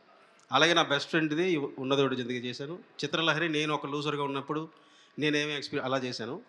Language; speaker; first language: Telugu; native; Telugu